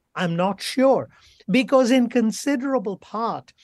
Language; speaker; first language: English; non-native, local second language; Bangla